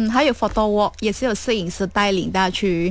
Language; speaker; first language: Chinese; native; Chinese